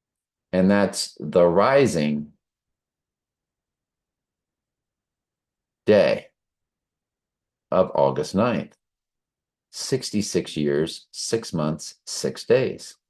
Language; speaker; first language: English; native; English